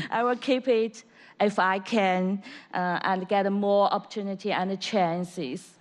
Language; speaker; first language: English; non-native, learner; Chinese